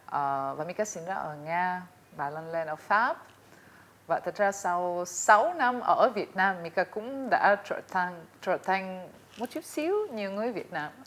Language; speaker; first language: Vietnamese; non-native, fluent; Russian